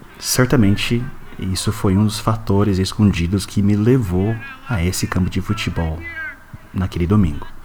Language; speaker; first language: Portuguese; non-native, fluent; English